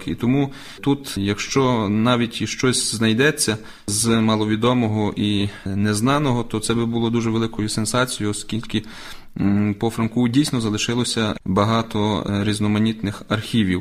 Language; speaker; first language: Ukrainian; native; Ukrainian